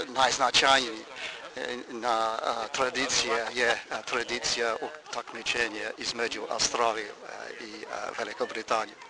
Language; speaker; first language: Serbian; non-native, learner; English